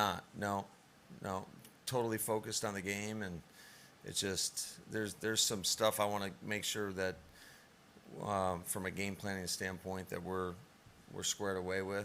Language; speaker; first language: English; native; English